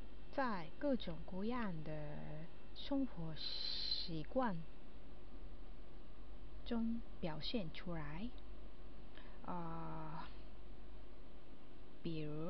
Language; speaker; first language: Chinese; non-native, learner; Japanese